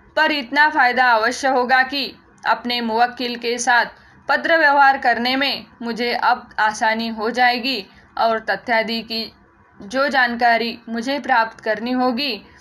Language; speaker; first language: Hindi; non-native, local second language; Marathi